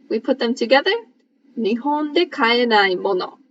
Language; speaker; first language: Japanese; non-native, fluent; English